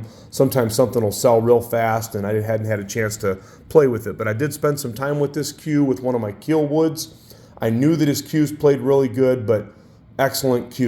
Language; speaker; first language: English; native; English